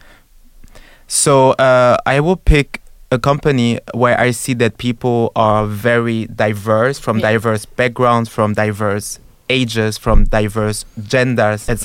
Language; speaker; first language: English; non-native, fluent; French